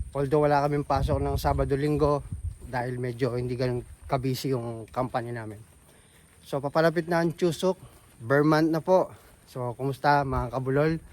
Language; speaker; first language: Filipino; non-native, local second language; Pampanga